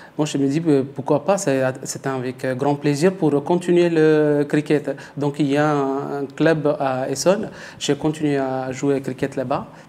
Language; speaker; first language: French; non-native, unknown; Tamil